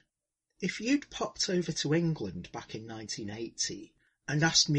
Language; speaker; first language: English; native; English